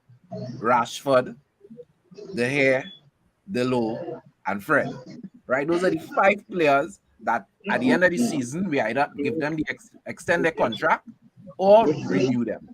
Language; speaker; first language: English; native; English